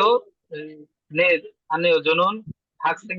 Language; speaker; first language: Korean; non-native, learner; Bangla